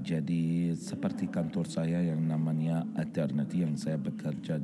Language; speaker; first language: Indonesian; non-native, fluent; Arabic